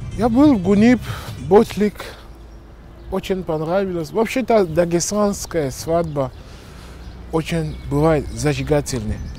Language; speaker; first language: Russian; non-native, fluent; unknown